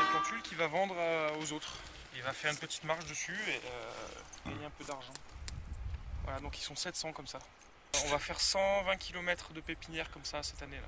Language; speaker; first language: French; native; French